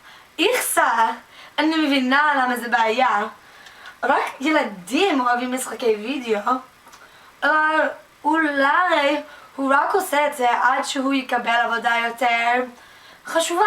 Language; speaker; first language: Hebrew; non-native, learner; English